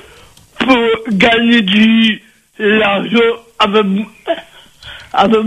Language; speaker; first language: French; non-native, local second language; Réunion Creole French